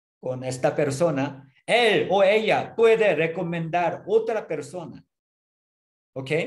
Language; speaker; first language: Spanish; non-native, learner; Korean